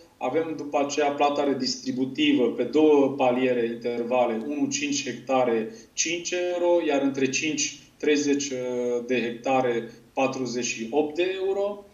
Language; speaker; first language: Romanian; native; Romanian